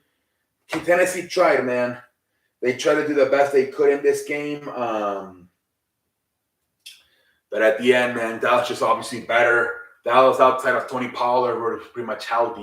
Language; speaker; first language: English; native; English